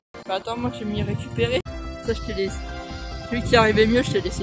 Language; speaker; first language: French; native; French